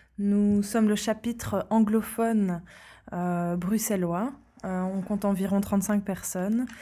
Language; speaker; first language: French; native; French